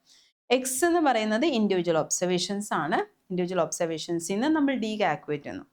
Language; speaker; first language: Malayalam; native; Malayalam